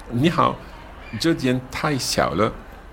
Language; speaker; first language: Chinese; non-native, learner; English